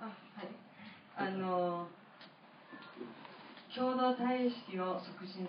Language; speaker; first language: Japanese; non-native, fluent; English